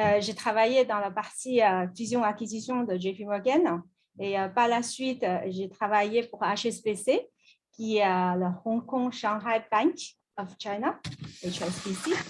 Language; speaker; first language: French; non-native, fluent; Chinese